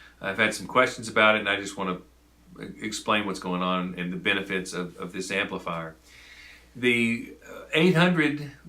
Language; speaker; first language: English; native; English